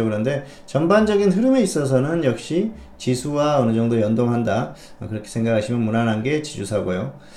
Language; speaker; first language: Korean; native; Korean